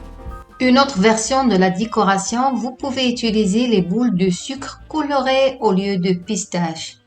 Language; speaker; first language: French; non-native, fluent; Italian